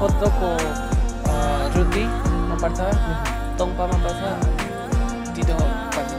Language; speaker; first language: Nepali; non-native, learner; Spanish